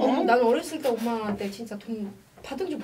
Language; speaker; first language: Korean; non-native, fluent; Arabic